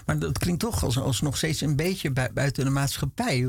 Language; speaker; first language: Dutch; native; Dutch